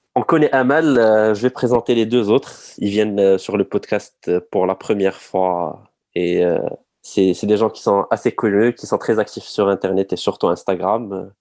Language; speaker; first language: French; non-native, local second language; Arabic